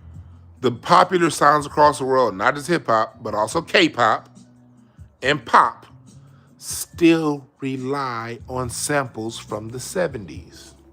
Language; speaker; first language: English; native; English